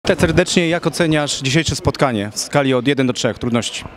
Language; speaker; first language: Polish; native; Polish